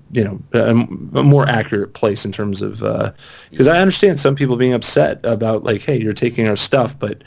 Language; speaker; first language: English; native; English